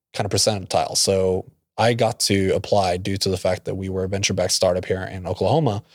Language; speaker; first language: English; non-native, fluent; Norwegian